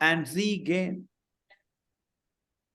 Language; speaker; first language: German; non-native, fluent; Hindi